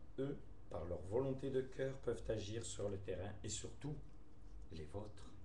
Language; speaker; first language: French; native; French